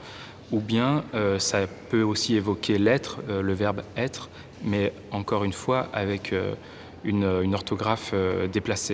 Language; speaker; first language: French; native; French